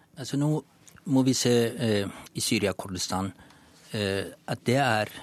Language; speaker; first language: Norwegian; non-native, fluent; Kurdish